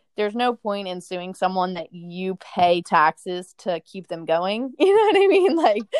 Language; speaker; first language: English; native; English